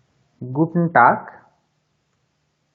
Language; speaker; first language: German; non-native, fluent; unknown